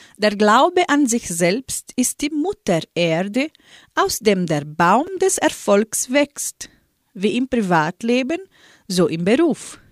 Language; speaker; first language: German; early bilingual, heritage; German